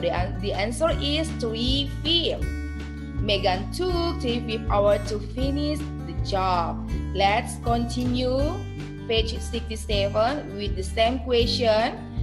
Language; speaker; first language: English; non-native, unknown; Indonesian